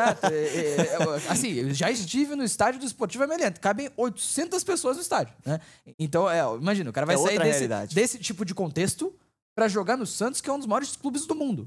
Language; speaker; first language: Portuguese; native; Portuguese